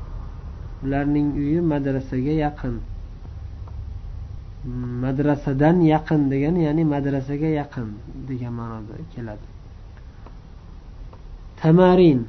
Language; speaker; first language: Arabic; non-native, fluent; Uzbek